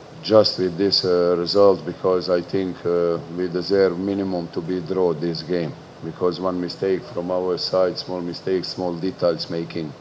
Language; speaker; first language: English; non-native, learner; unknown